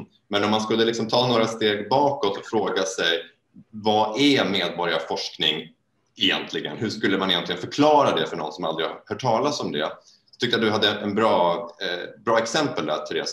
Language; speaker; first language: Swedish; native; Swedish